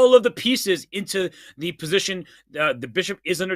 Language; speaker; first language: English; native; English